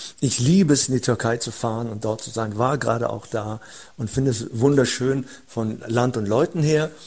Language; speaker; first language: German; early bilingual, other home language; Turkish